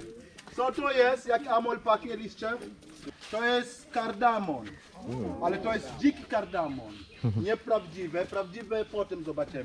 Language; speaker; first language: Polish; non-native, learner; Swahili